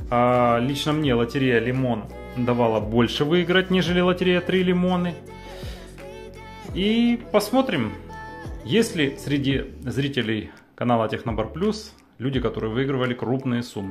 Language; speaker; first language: Russian; native; Russian